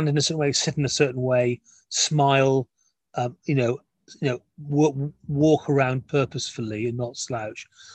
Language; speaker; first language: English; native; English